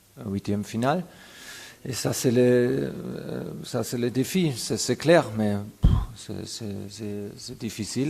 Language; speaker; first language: French; non-native, fluent; German